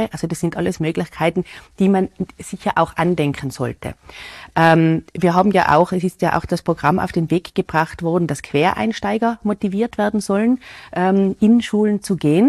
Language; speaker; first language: German; native; German